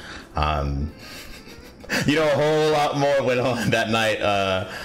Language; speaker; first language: English; native; English